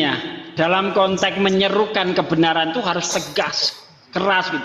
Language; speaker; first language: Indonesian; native; Indonesian